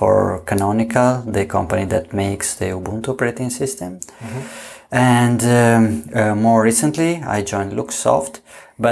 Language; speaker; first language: English; non-native, fluent; Italian